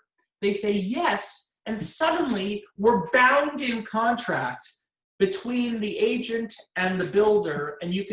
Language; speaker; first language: English; native; English